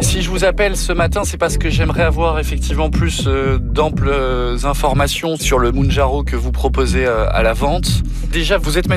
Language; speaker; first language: French; native; French